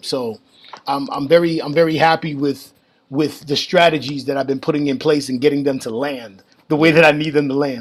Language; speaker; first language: English; native; English